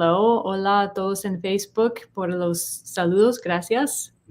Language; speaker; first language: Spanish; non-native, learner; English